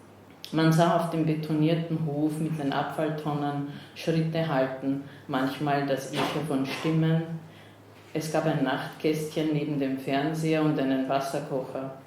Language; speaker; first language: German; native; German